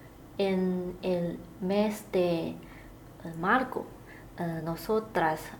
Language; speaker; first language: Spanish; non-native, learner; Chinese